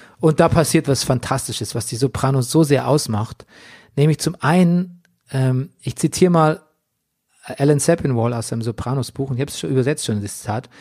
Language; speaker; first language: German; native; German